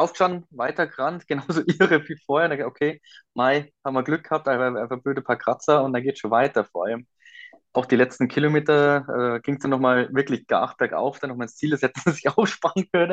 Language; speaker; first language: German; native; German